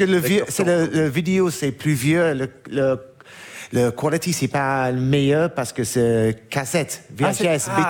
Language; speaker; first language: French; non-native, learner; English